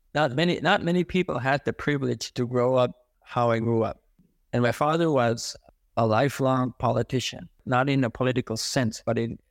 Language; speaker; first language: English; non-native, fluent; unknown